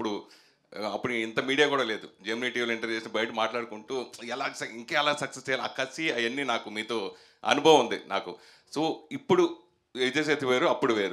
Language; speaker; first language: Telugu; native; Telugu